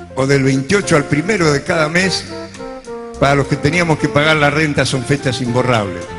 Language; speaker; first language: Spanish; native; Spanish